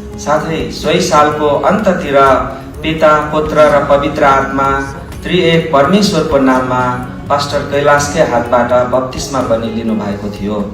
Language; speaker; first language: Nepali; native; Nepali